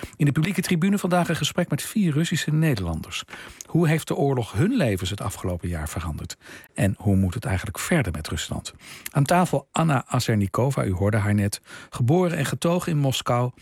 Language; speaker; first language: Dutch; native; Dutch